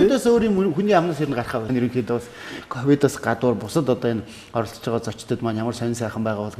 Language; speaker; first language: Mongolian; native; Mongolian